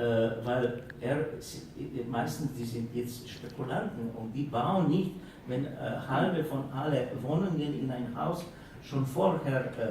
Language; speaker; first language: German; non-native, fluent; Slovenian